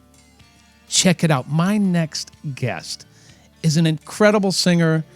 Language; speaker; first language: English; native; English